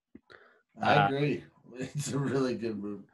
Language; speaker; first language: English; native; English